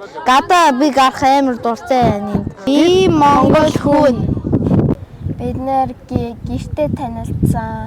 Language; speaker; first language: Mongolian; early bilingual, heritage; Mongolian